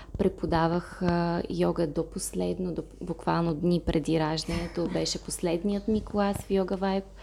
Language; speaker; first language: Bulgarian; non-native, fluent; Russian